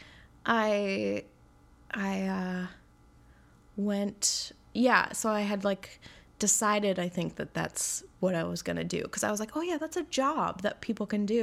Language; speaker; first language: English; native; English